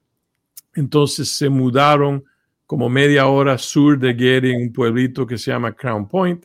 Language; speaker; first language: Spanish; early bilingual, heritage; Spanish